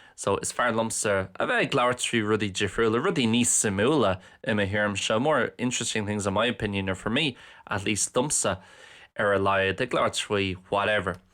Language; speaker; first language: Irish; non-native, local second language; English